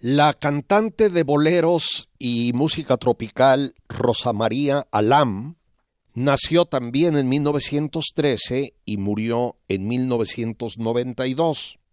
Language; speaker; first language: Spanish; native; Spanish